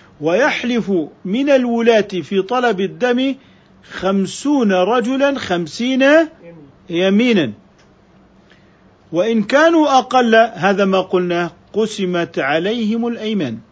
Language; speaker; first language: Arabic; native; Arabic